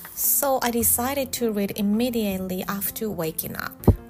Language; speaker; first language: English; non-native, fluent; Japanese